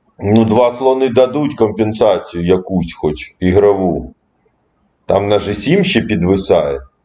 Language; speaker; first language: Ukrainian; non-native, local second language; Russian